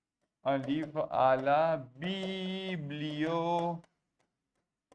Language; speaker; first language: French; non-native, fluent; Hindi